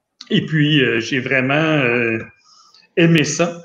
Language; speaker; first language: French; native; French